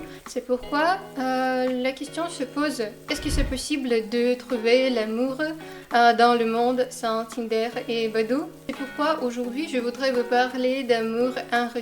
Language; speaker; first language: French; non-native, fluent; Russian